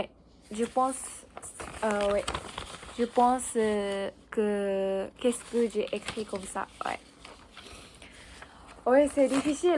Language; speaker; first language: French; non-native, learner; Japanese